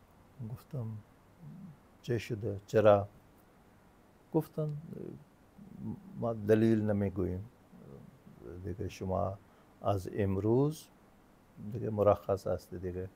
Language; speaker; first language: Persian; non-native, fluent; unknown